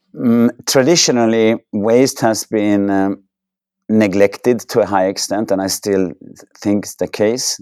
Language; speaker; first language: English; non-native, fluent; Swedish